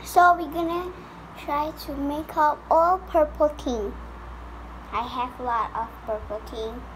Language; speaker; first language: English; non-native, learner; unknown